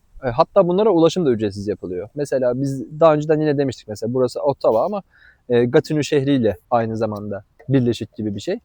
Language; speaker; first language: Turkish; native; Turkish